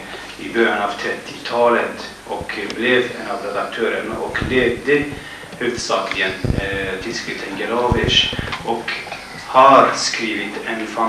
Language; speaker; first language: Swedish; non-native, fluent; Kurdish